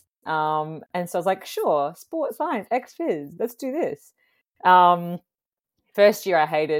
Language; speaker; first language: English; native; English